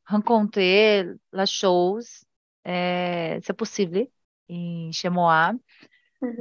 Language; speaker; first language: French; non-native, learner; Portuguese